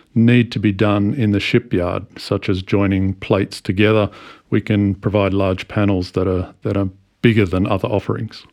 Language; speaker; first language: English; native; English